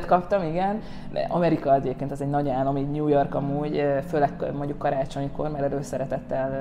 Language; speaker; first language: Hungarian; native; Hungarian